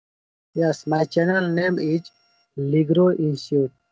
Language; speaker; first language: English; non-native, learner; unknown